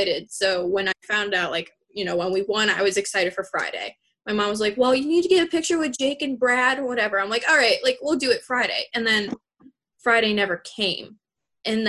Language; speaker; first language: English; native; English